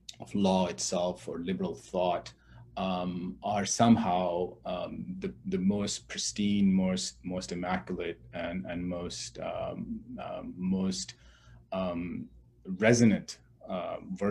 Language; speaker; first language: English; non-native, local second language; Urdu